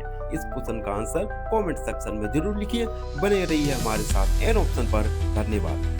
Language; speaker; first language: Hindi; native; Hindi